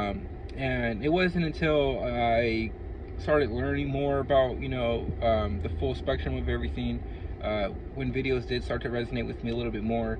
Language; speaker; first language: English; native; English